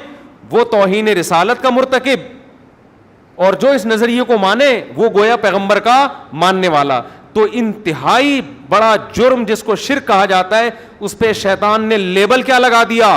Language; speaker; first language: Urdu; native; Urdu